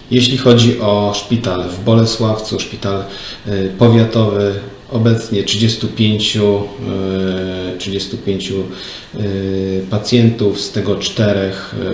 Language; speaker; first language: Polish; native; Polish